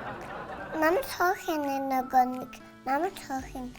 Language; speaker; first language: Mongolian; early bilingual, heritage; Mongolian